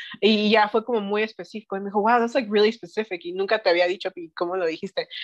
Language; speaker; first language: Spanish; early bilingual, heritage; Spanish